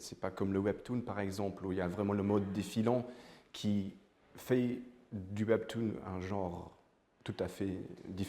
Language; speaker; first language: French; native; French